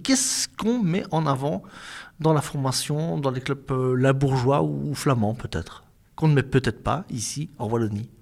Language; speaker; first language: French; native; French